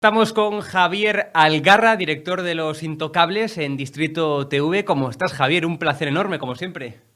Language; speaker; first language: Spanish; native; Spanish